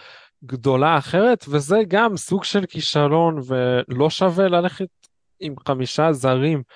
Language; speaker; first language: Hebrew; native; Hebrew